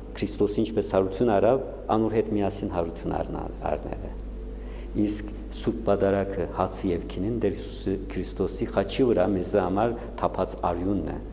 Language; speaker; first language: Armenian; native; Armenian